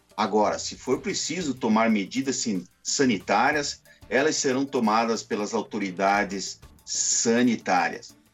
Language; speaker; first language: Portuguese; native; Portuguese